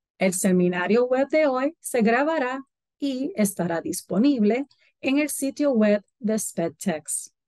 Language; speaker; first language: Spanish; early bilingual, heritage; Spanish